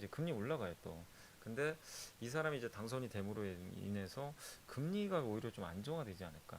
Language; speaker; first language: Korean; native; Korean